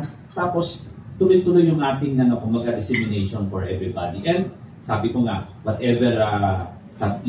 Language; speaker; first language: Filipino; native; Filipino